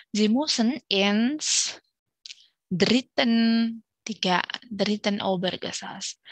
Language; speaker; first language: German; non-native, learner; Indonesian